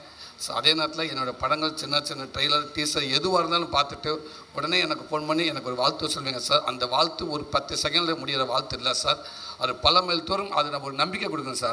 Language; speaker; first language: Tamil; native; Tamil